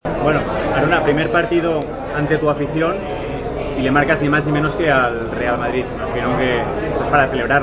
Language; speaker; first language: Spanish; native; Spanish